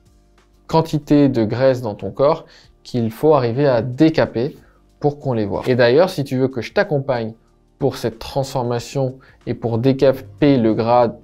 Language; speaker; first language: French; native; French